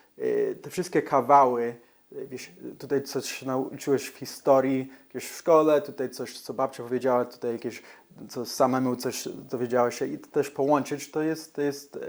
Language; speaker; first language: Polish; early bilingual, heritage; English